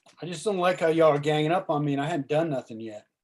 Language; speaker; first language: English; native; English